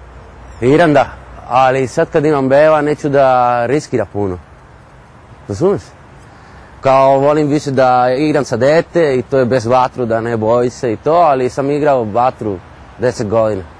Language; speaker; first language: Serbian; non-native, learner; Spanish